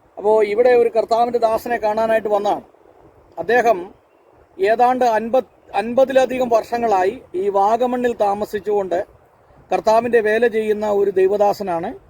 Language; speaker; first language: Malayalam; native; Malayalam